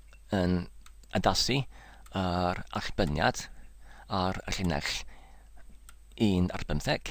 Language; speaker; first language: Welsh; non-native, learner; English